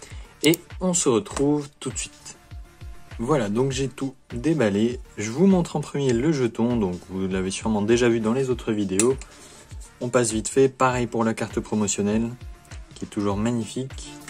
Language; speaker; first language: French; native; French